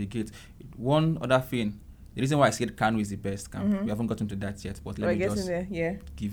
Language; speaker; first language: English; non-native, local second language; Igbo